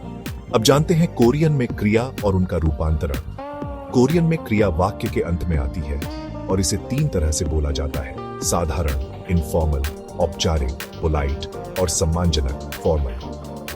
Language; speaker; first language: Hindi; native; Hindi